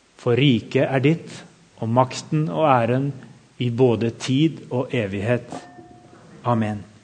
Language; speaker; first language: Norwegian; native; Norwegian